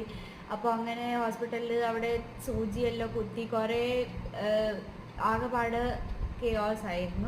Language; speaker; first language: Malayalam; early bilingual, heritage; Malayalam